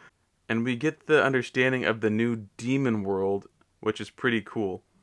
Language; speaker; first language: English; native; English